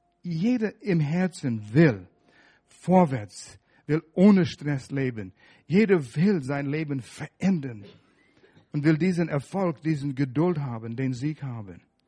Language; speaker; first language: German; non-native, fluent; English